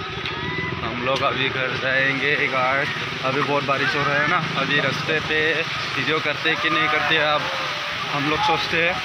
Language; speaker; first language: Hindi; non-native, local second language; Assamese